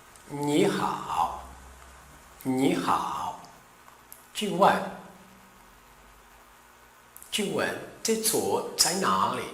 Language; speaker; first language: Chinese; non-native, learner; Portuguese